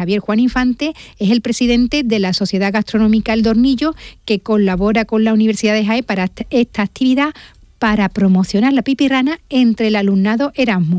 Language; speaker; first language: Spanish; native; Spanish